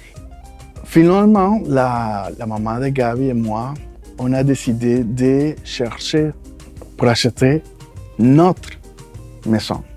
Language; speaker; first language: French; non-native, fluent; Spanish